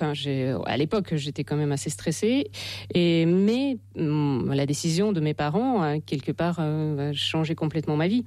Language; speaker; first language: French; non-native, fluent; Russian